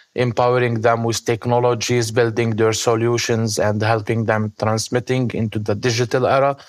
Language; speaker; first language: English; non-native, fluent; Arabic